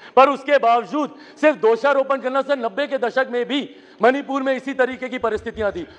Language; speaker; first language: Hindi; native; Hindi